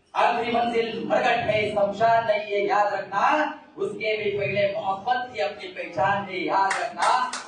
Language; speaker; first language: Hindi; non-native, local second language; Marathi